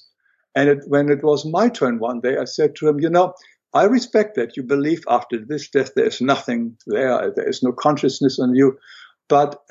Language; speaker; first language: English; non-native, fluent; German